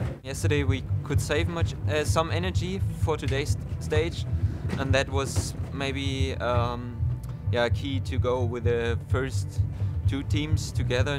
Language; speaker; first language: English; non-native, fluent; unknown